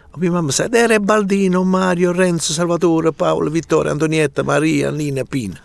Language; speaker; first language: Swedish; non-native, fluent; Italian